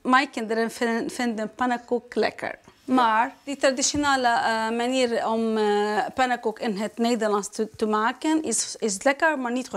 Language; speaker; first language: Dutch; non-native, learner; Arabic